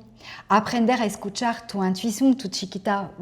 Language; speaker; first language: Spanish; non-native, fluent; French